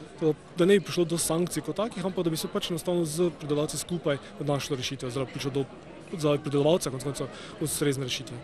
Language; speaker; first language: Slovenian; native; Slovenian